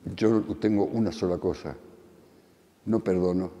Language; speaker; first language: Spanish; early bilingual, other home language; Polish